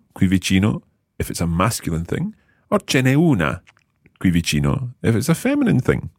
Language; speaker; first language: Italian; non-native, fluent; English